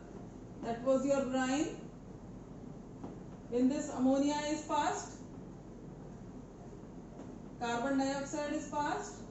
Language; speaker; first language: English; non-native, local second language; Hindi